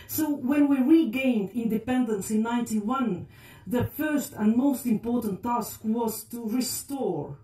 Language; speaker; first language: English; non-native, fluent; Estonian